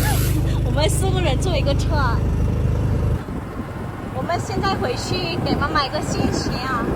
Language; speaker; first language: Chinese; non-native, learner; Vietnamese